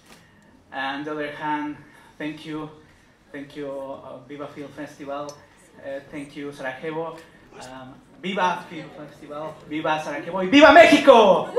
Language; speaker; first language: English; non-native, learner; Spanish